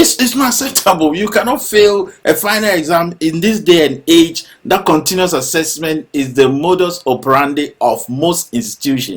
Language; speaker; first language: English; non-native, local second language; Akan